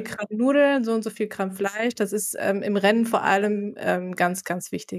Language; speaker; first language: German; native; German